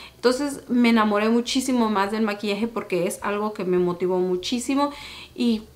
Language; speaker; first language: Spanish; early bilingual, heritage; Spanish